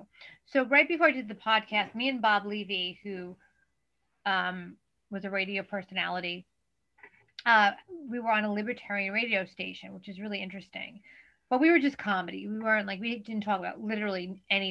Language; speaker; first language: English; native; English